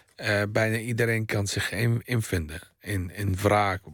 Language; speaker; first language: Dutch; non-native, fluent; Arabic